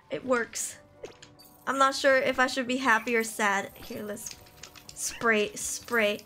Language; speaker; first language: English; non-native, local second language; Min Nan Chinese